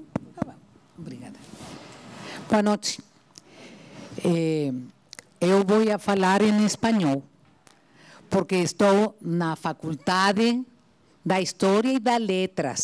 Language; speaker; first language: Portuguese; non-native, learner; Spanish